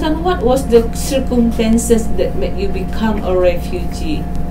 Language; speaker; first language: English; non-native, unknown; Indonesian